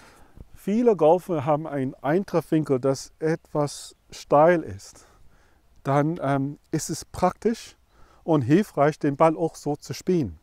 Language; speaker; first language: German; non-native, fluent; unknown